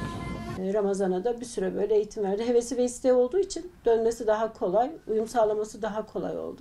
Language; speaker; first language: Turkish; native; Turkish